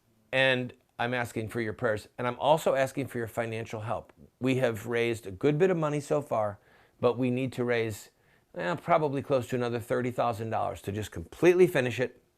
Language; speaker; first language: English; native; English